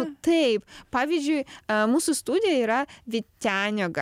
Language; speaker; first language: Lithuanian; non-native, learner; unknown